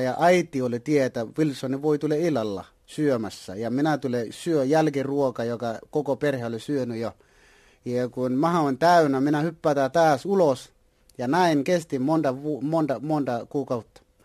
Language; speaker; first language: Finnish; non-native, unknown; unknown